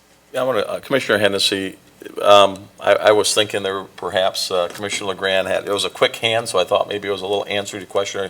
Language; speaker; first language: English; native; English